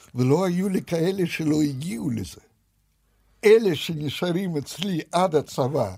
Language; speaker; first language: Hebrew; non-native, fluent; Russian